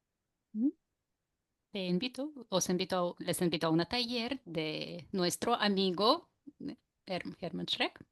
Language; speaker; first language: Spanish; non-native, fluent; Russian